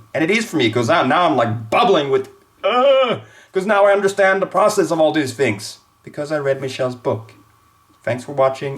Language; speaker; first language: English; non-native, fluent; Swedish